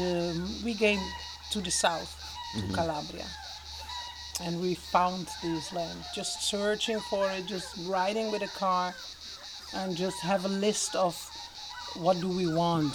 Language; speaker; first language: English; non-native, fluent; Dutch